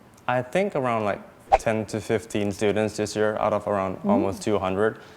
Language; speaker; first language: English; early bilingual, other home language; Thai